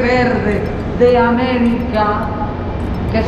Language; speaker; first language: Spanish; native; Spanish